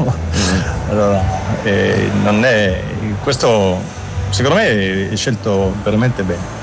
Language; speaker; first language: Italian; non-native, learner; German